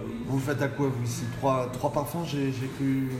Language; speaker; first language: French; native; French